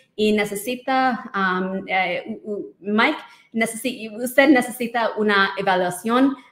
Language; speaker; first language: Spanish; non-native, learner; English